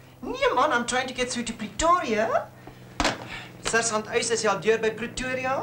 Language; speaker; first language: English; non-native, local second language; Afrikaans